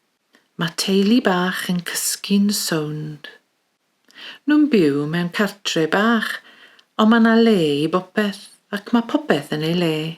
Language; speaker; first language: Welsh; native; Welsh